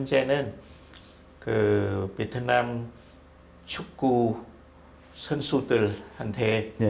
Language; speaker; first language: Korean; non-native, fluent; Vietnamese